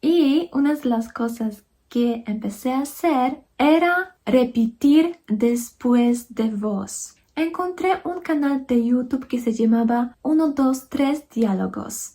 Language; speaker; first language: Spanish; non-native, fluent; Polish